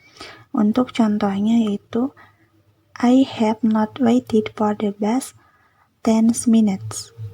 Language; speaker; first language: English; non-native, learner; Indonesian